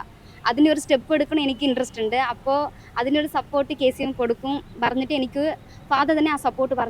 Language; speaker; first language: Malayalam; non-native, local second language; Tamil